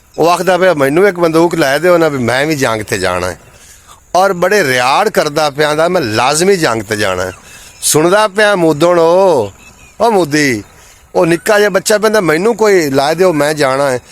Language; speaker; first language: Punjabi; native; Punjabi